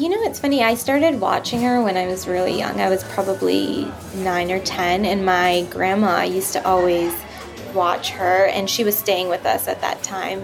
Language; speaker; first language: English; native; English